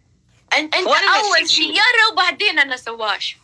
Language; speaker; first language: Arabic; non-native, learner; Pashto